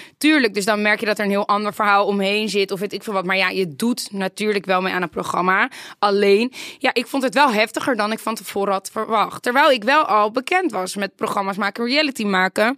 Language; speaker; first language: Dutch; native; Dutch